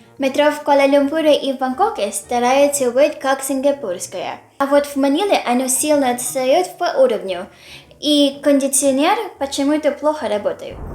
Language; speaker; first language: Russian; non-native, fluent; Filipino